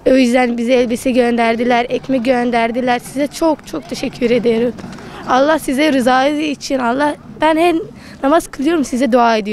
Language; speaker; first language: Turkish; non-native, local second language; Kurdish